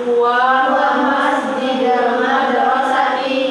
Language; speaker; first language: Arabic; non-native, learner; Indonesian